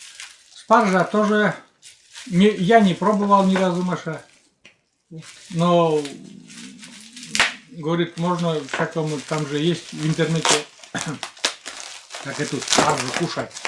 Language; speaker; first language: Russian; native; Russian